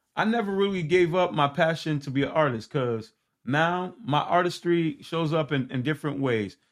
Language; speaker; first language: English; early bilingual, other home language; Haitian Creole